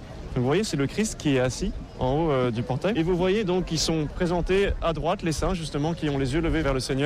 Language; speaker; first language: French; native; French